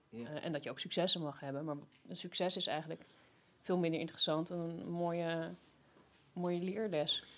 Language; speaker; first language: Dutch; native; Dutch